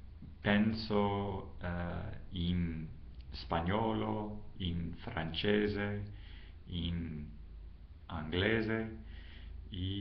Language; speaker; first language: Italian; non-native, learner; English